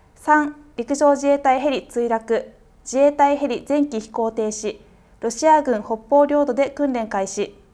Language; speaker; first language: Japanese; native; Japanese